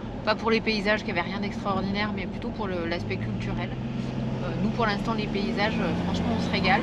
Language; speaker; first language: French; native; French